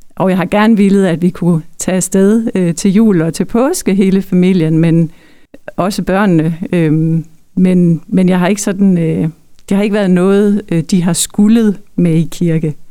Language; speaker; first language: Danish; native; Danish